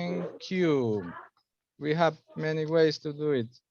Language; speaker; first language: English; non-native, fluent; Spanish